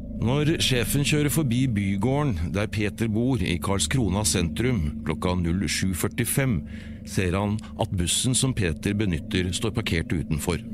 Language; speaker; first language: Norwegian; native; Norwegian